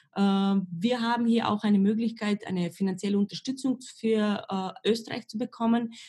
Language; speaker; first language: German; non-native, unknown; Slovenian